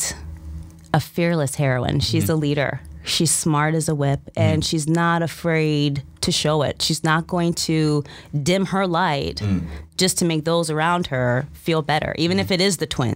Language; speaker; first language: English; early bilingual, other home language; Russian